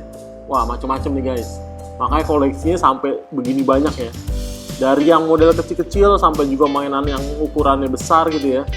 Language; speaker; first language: Indonesian; native; Indonesian